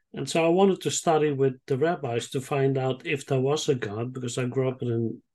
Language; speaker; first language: English; non-native, fluent; Dutch